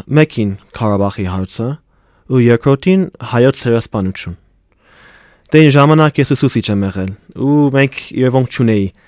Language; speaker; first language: Armenian; non-native, fluent; English